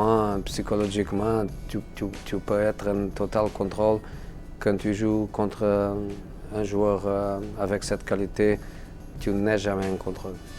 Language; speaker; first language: French; non-native, fluent; Portuguese